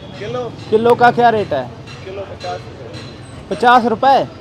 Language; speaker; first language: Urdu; non-native, local second language; Punjabi